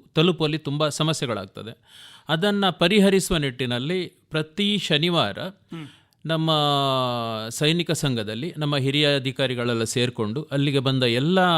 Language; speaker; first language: Kannada; non-native, local second language; Tulu